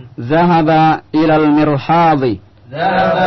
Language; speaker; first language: Arabic; non-native, fluent; Indonesian